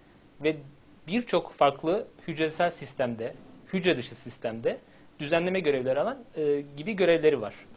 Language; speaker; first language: Turkish; native; Turkish